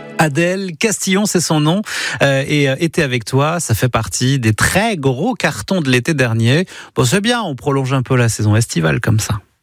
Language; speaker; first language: French; native; French